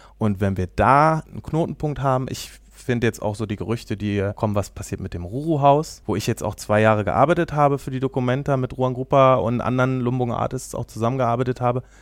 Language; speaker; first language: German; native; German